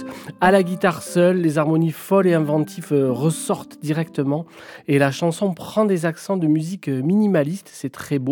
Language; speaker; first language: French; native; French